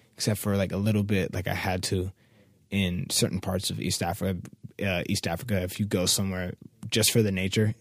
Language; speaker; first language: English; native; English